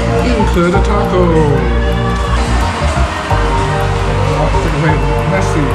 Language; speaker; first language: Chinese; non-native, fluent; English